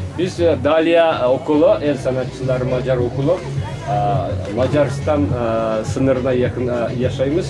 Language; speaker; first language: Turkish; non-native, learner; Hungarian